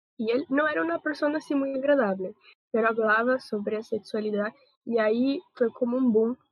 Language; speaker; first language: Spanish; non-native, learner; Portuguese